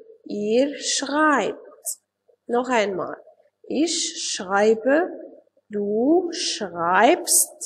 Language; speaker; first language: German; non-native, fluent; Arabic